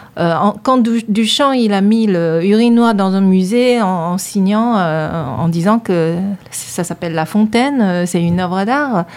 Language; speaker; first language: French; non-native, fluent; Chinese